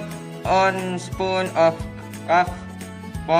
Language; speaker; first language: English; non-native, learner; Indonesian